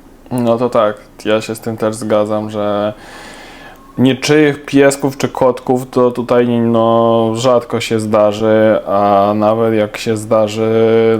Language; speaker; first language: Polish; non-native, fluent; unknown